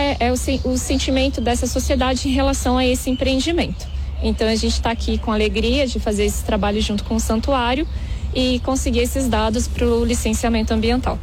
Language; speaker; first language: Portuguese; native; Portuguese